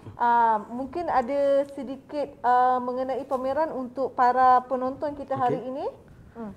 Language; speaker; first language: Malay; native; Malay